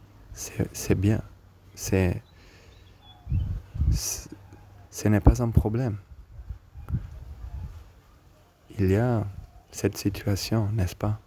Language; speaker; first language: French; non-native, learner; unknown